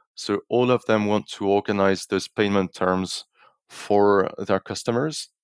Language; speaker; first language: English; non-native, fluent; French